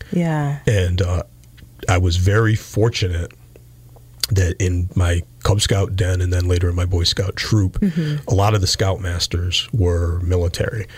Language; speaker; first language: English; native; English